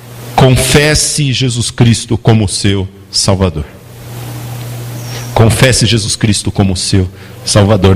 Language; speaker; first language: Portuguese; native; Portuguese